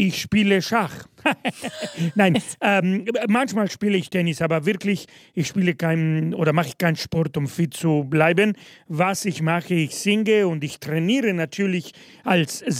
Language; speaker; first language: German; non-native, fluent; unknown